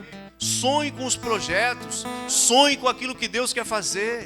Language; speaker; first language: Portuguese; native; Portuguese